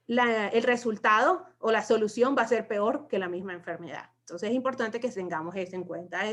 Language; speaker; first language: Spanish; native; Spanish